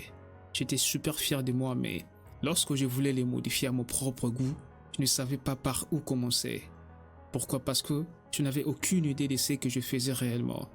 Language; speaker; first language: French; native; French